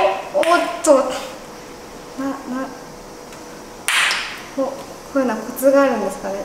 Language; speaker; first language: Japanese; native; Japanese